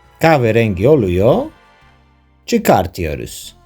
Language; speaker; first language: Turkish; non-native, learner; Spanish